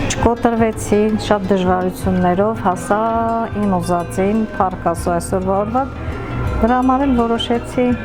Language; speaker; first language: Armenian; non-native, local second language; Kurdish